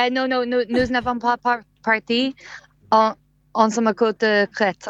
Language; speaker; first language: French; non-native, learner; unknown